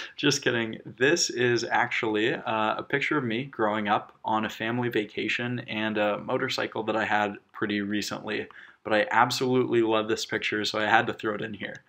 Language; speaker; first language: English; native; English